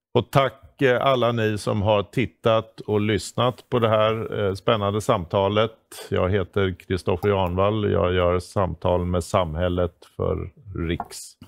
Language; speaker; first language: Swedish; native; Swedish